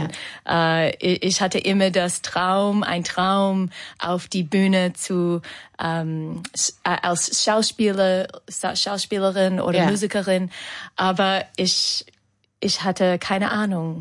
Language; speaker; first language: German; non-native, learner; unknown